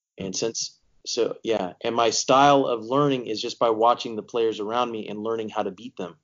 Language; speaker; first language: English; native; English